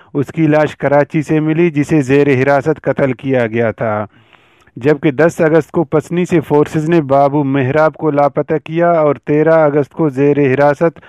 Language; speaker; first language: Urdu; non-native, local second language; Baluchi